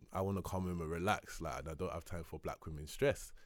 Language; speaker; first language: English; native; English